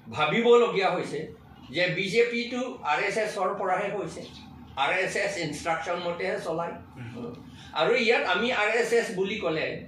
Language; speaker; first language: Assamese; non-native, local second language; Karbi